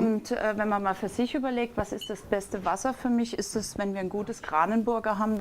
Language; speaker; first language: German; native; German